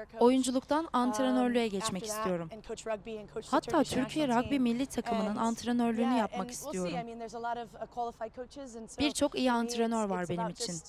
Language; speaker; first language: Turkish; non-native, learner; English